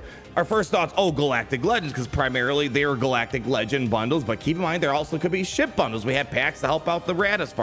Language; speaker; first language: English; native; English